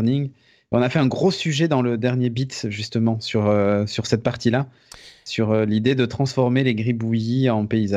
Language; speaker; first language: French; native; French